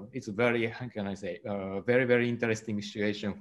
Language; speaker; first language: English; non-native, learner; Japanese